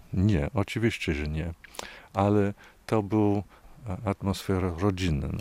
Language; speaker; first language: Polish; non-native, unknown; English